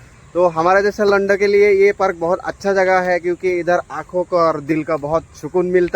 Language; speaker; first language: Hindi; non-native, local second language; Assamese